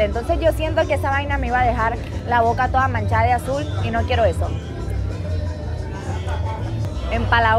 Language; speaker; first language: Spanish; native; Spanish